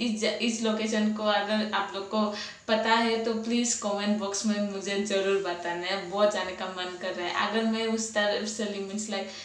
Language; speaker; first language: Hindi; non-native, local second language; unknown